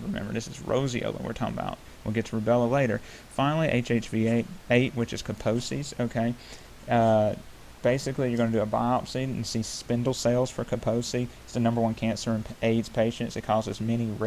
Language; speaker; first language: English; native; English